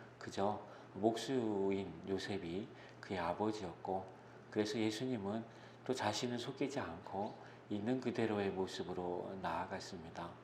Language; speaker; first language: Korean; native; Korean